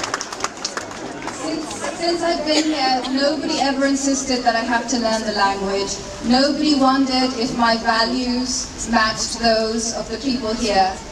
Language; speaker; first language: English; native; English